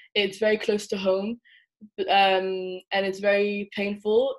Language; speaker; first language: English; native; English